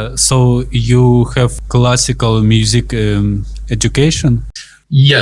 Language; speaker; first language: English; non-native, learner; Russian